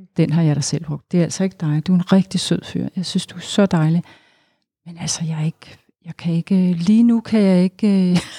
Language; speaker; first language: Danish; native; Danish